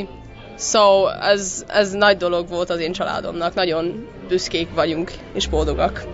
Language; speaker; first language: Hungarian; early bilingual, heritage; Hungarian